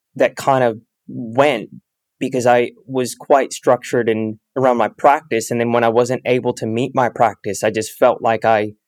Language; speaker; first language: English; native; English